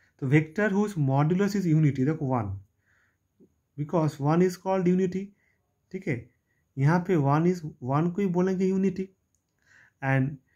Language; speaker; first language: Hindi; non-native, local second language; Bangla